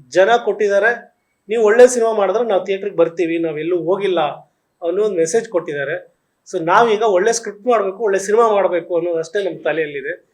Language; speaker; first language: Kannada; native; Kannada